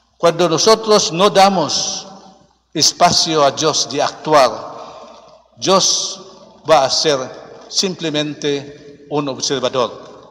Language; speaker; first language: Spanish; non-native, fluent; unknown